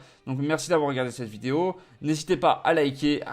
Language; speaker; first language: French; native; French